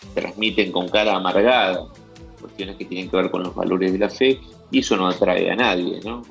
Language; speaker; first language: Spanish; native; Spanish